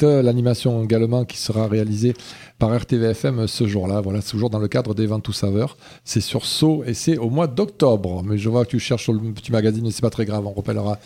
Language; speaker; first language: French; native; French